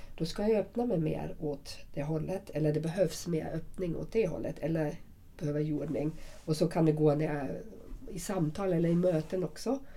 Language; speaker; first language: Swedish; non-native, fluent; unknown